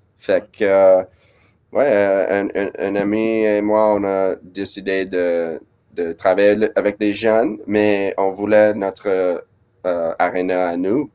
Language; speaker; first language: French; non-native, local second language; English